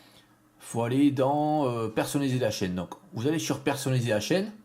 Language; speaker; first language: French; native; French